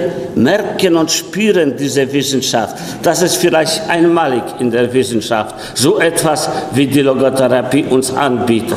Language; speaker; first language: German; non-native, fluent; Polish